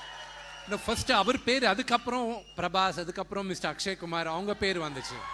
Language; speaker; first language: Tamil; non-native, fluent; Telugu